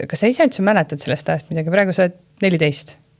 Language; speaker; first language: Estonian; native; Estonian